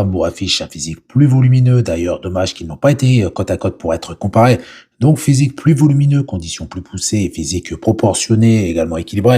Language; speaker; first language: French; native; French